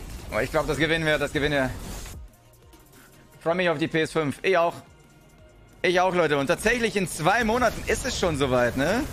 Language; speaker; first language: German; native; German